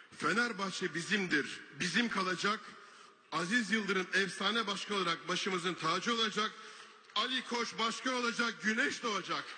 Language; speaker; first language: Turkish; native; Turkish